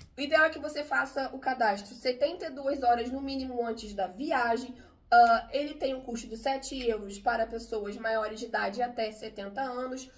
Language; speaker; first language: Portuguese; native; Portuguese